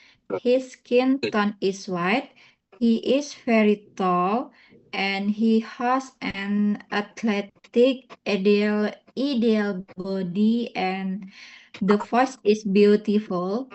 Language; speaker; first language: English; non-native, learner; Indonesian